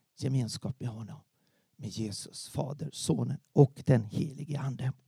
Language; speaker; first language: Swedish; non-native, fluent; Portuguese